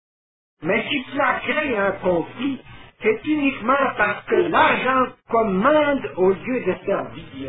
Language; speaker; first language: French; native; French